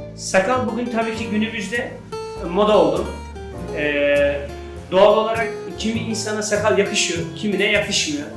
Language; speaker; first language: Turkish; native; Turkish